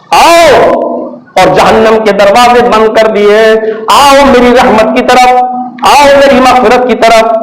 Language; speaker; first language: Urdu; native; Urdu